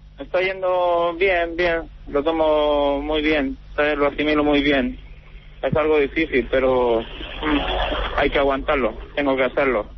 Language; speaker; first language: Spanish; native; Spanish